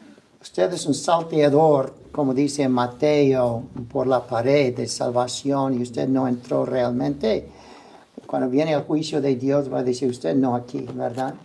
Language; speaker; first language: Spanish; non-native, fluent; English